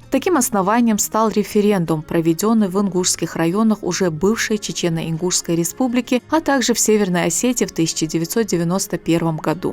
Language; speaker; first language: Russian; native; Russian